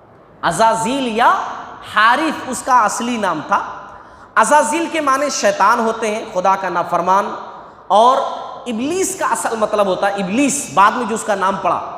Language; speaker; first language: Urdu; native; Urdu